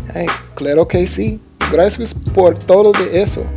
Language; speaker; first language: Spanish; non-native, learner; English